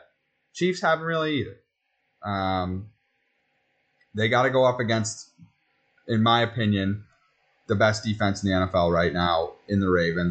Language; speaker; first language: English; native; English